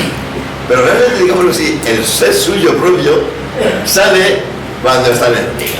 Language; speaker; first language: Spanish; native; Spanish